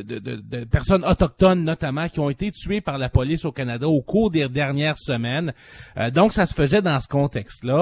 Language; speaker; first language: French; native; French